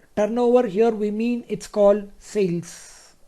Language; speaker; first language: English; non-native, local second language; Kannada